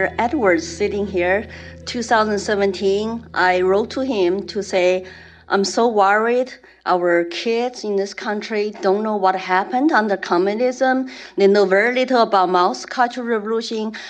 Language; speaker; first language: English; non-native, fluent; Chinese